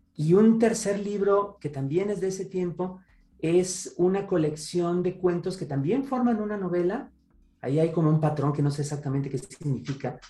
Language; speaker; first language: Spanish; native; Spanish